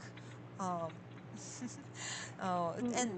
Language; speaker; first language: English; non-native, learner; Korean